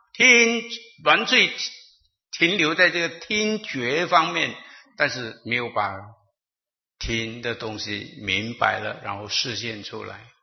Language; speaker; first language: Chinese; native; Chinese